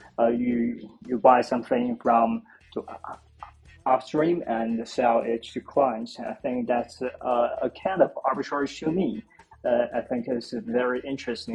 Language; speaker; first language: English; non-native, fluent; Chinese